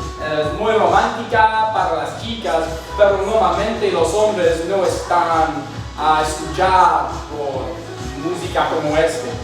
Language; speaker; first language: Spanish; non-native, learner; English